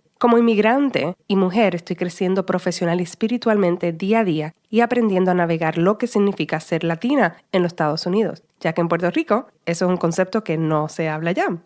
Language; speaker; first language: Spanish; native; Spanish